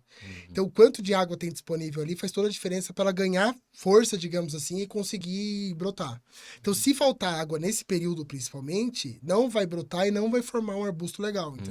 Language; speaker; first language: Portuguese; native; Portuguese